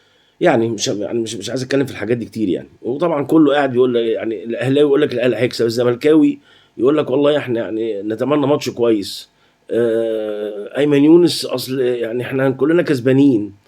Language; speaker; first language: Arabic; native; Arabic